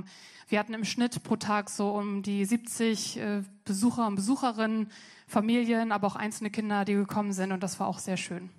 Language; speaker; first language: German; native; German